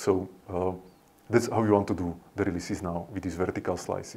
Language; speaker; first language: English; non-native, fluent; Slovak